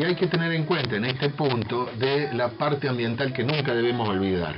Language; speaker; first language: Spanish; native; Spanish